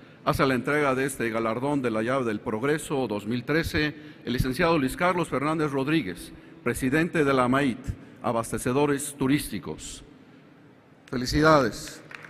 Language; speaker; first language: Spanish; native; Spanish